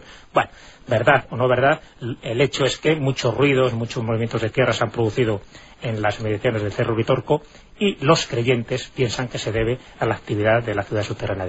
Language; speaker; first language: Spanish; native; Spanish